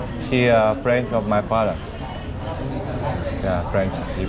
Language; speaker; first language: English; non-native, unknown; Thai